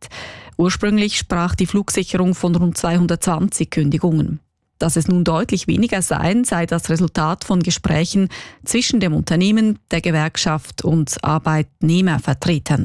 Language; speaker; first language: German; native; German